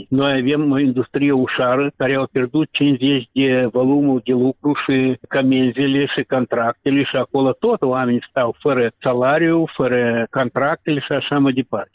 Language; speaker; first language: Romanian; non-native, local second language; Russian